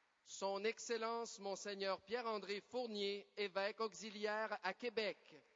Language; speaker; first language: French; native; French